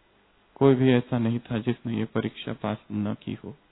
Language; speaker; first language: Hindi; native; Hindi